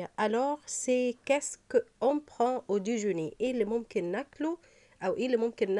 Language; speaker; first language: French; non-native, fluent; Arabic